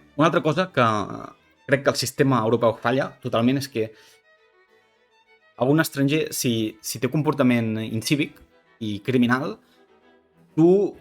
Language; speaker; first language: Catalan; native; Catalan